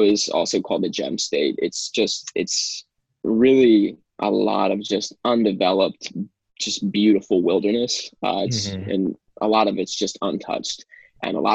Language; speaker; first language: English; native; English